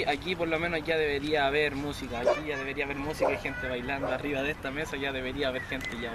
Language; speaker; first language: Spanish; native; Spanish